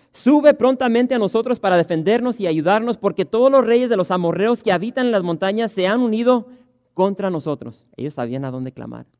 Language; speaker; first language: Spanish; early bilingual, heritage; Spanish